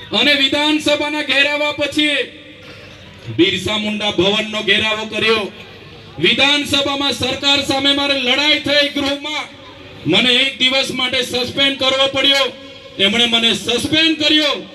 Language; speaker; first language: Gujarati; non-native, local second language; Vasavi